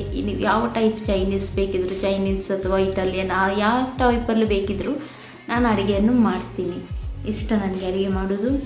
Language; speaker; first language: Kannada; non-native, local second language; Konkani